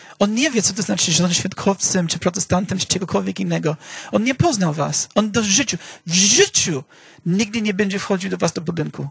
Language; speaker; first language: Polish; non-native, fluent; English